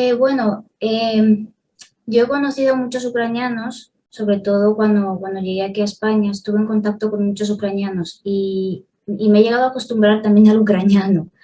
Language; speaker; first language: Spanish; early bilingual, other home language; Russian